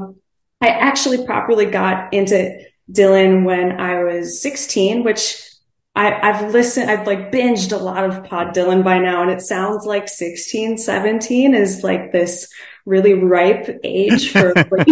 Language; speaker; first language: English; native; English